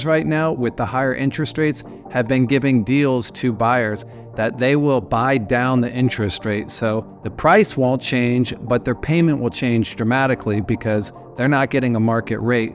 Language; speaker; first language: English; native; English